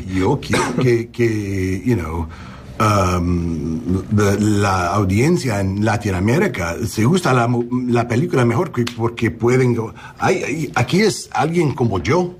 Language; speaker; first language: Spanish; early bilingual, heritage; English